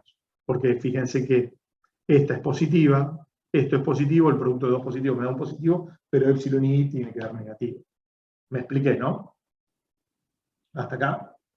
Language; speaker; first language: Spanish; native; Spanish